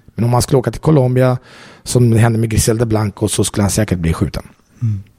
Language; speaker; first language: Swedish; native; Swedish